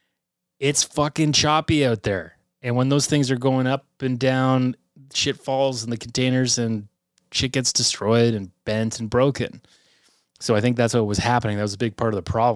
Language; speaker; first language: English; native; English